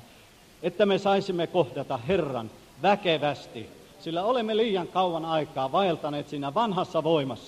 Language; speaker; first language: Finnish; native; Finnish